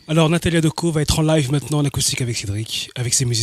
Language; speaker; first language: French; native; French